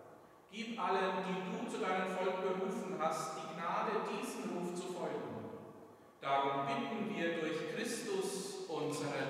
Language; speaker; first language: German; native; German